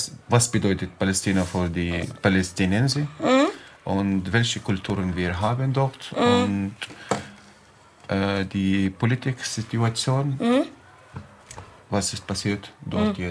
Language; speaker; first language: German; non-native, learner; Arabic